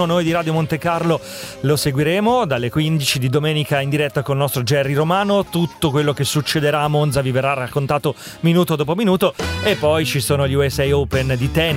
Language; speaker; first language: Italian; native; Italian